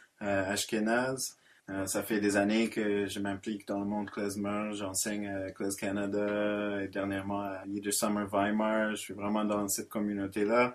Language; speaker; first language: French; non-native, local second language; English